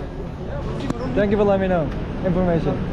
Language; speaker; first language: English; non-native, learner; Korean